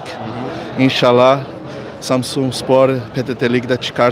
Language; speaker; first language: Turkish; non-native, learner; Portuguese